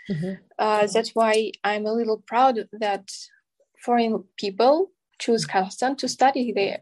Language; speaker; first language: English; non-native, fluent; Kazakh